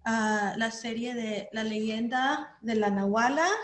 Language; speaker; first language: Spanish; early bilingual, heritage; Spanish